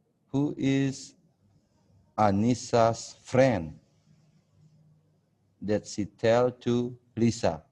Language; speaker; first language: English; non-native, fluent; Indonesian